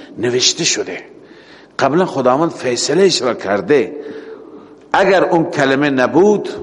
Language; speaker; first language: Persian; native; Persian